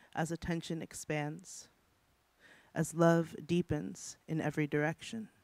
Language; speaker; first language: English; native; English